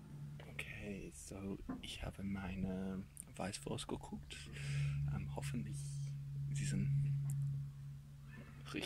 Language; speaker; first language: German; non-native, learner; English